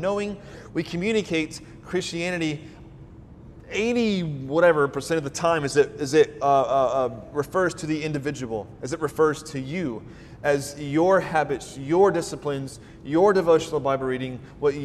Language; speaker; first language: English; native; English